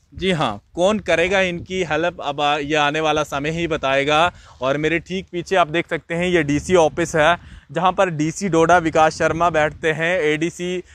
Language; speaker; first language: Hindi; native; Hindi